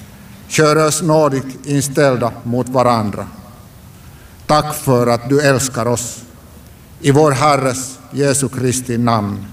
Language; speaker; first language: Swedish; non-native, local second language; Finnish